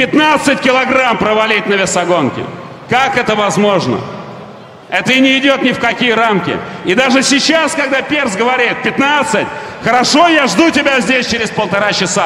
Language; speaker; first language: Russian; native; Russian